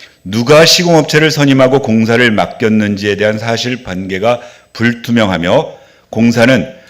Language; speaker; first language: Korean; native; Korean